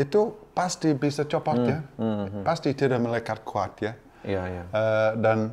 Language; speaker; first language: Indonesian; non-native, learner; English